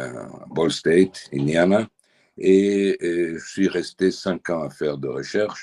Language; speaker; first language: French; early bilingual, heritage; French